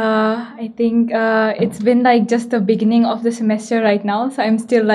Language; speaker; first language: English; non-native, local second language; Hindi